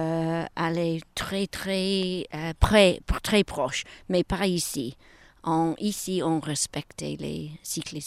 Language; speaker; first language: French; non-native, learner; English